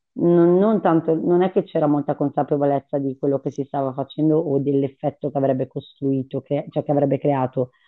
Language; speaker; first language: Italian; early bilingual, other home language; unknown